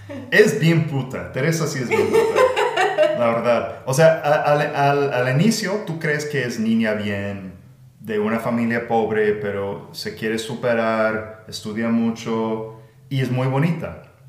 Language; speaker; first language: Spanish; non-native, fluent; English